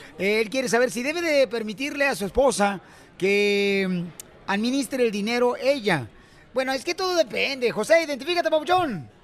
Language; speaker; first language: Spanish; native; Spanish